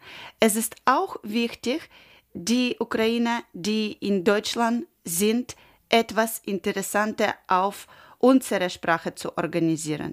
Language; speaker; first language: German; non-native, learner; Ukrainian